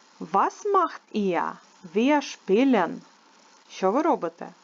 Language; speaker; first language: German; non-native, fluent; Ukrainian